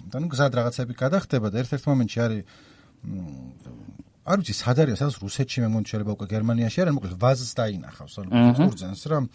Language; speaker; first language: Georgian; native; Georgian